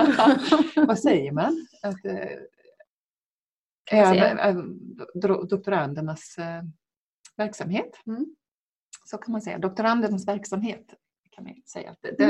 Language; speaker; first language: Swedish; native; Swedish